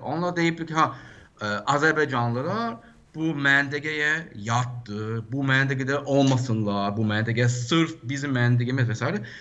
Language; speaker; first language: Azerbaijani; non-native, fluent; German